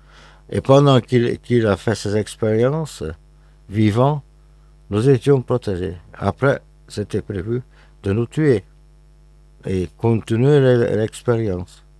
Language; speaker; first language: French; non-native, fluent; Hungarian